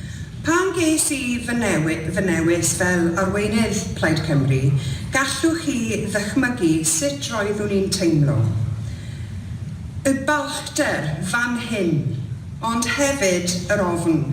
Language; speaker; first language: Welsh; non-native, local second language; English